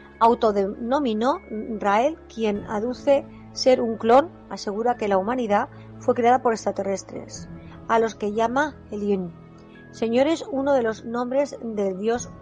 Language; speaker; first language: Spanish; native; Spanish